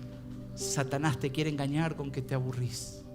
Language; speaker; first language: Spanish; native; Spanish